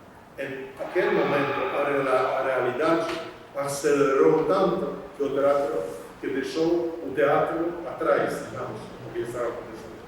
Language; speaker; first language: Portuguese; non-native, fluent; Polish